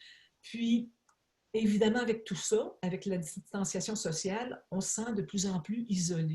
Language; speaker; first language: French; native; French